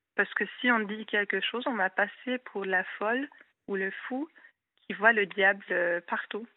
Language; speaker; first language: French; non-native, fluent; Hungarian